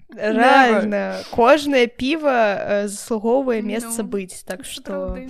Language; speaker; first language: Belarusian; non-native, local second language; Russian